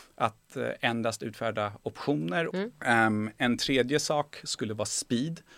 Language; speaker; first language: Swedish; early bilingual, other home language; Persian